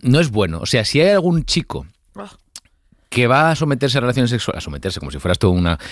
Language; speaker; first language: Spanish; native; Spanish